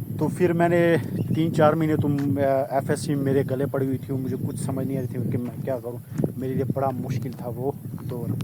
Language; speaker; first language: Urdu; non-native, local second language; Pashto